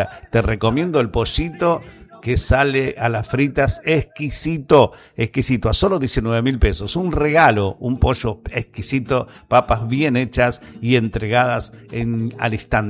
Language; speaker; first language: Spanish; native; Spanish